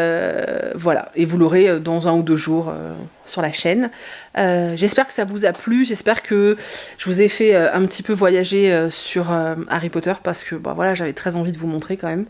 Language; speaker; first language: French; native; French